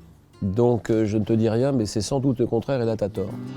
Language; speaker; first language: French; native; French